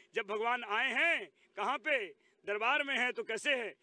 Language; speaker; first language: Hindi; native; Hindi